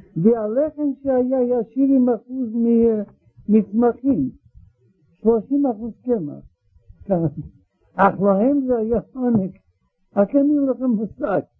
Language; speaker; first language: Hebrew; non-native, learner; Russian